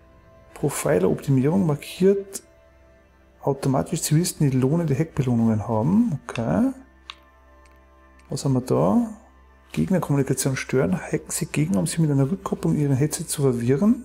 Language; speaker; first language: German; native; German